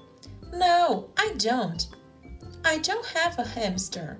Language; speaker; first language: English; non-native, fluent; Portuguese